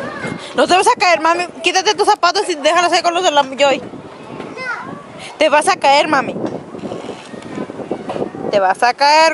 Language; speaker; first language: Spanish; early bilingual, heritage; Spanish